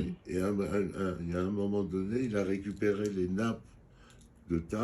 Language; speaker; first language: French; non-native, fluent; Georgian